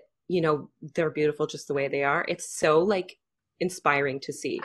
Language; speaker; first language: English; native; English